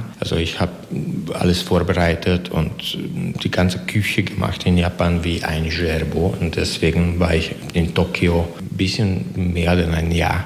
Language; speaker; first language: German; non-native, learner; Hungarian